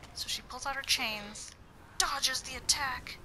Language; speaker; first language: English; native; English